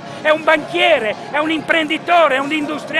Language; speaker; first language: Italian; native; Italian